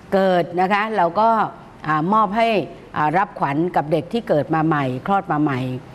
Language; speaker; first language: Thai; native; Thai